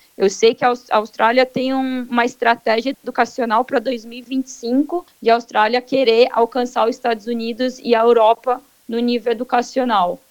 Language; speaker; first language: Portuguese; native; Portuguese